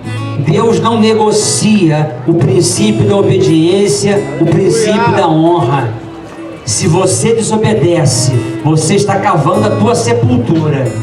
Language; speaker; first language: Portuguese; native; Portuguese